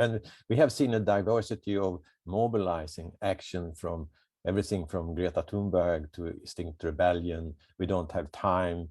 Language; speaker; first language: English; non-native, fluent; Swedish